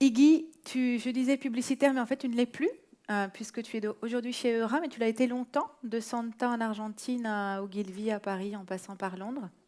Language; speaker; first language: French; native; French